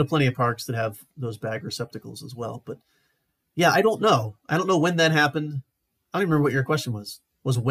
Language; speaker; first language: English; native; English